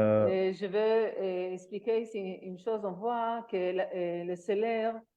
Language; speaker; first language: French; non-native, learner; Hebrew